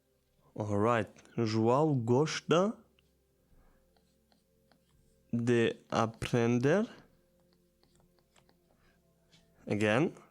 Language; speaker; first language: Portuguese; non-native, learner; German